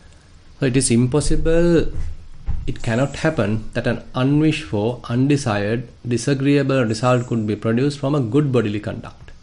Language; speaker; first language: English; non-native, local second language; Sinhala